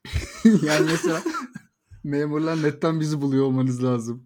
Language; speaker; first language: Turkish; native; Turkish